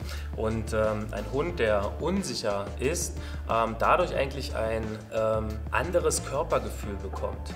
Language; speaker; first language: German; native; German